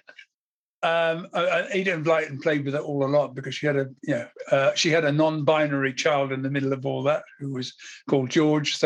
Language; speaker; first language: English; native; English